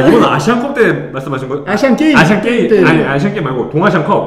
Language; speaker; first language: Korean; native; Korean